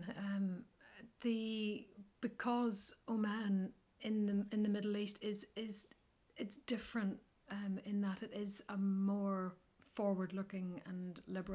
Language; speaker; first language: English; native; English